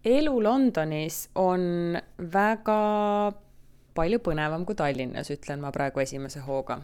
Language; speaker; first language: Estonian; native; Estonian